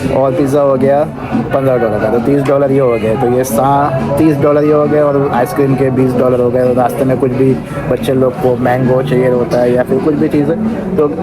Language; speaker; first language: Hindi; native; Hindi